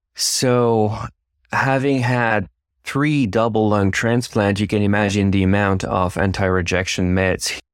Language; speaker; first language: English; non-native, fluent; French